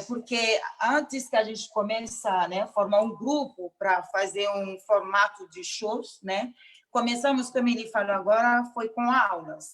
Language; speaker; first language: Portuguese; non-native, local second language; Mandingo